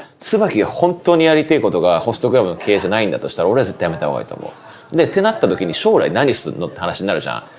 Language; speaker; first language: Japanese; native; Japanese